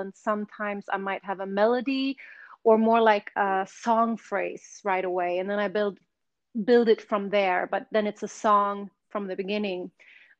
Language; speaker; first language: English; non-native, fluent; Swedish